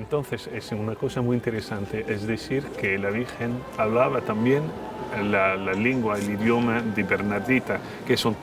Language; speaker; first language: Spanish; non-native, fluent; French